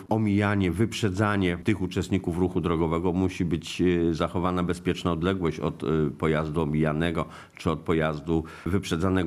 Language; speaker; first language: Polish; native; Polish